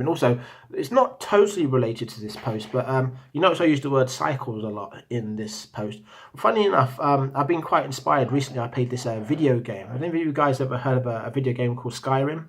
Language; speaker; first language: English; native; English